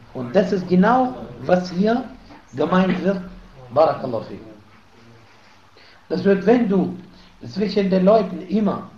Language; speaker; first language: German; non-native, fluent; Arabic